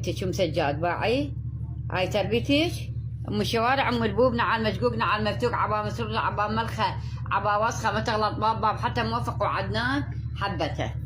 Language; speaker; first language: Arabic; native; Arabic